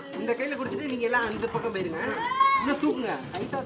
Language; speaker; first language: Tamil; native; Tamil